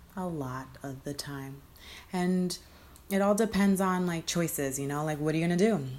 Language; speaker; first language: English; early bilingual, other home language; Spanish